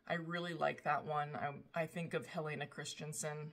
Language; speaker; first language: English; native; English